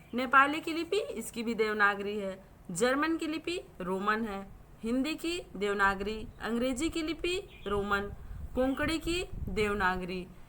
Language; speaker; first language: Hindi; native; Hindi